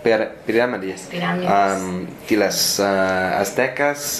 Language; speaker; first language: Spanish; non-native, learner; English